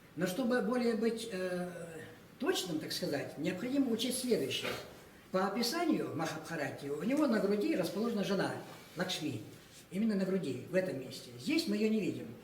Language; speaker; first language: Russian; non-native, local second language; Ingush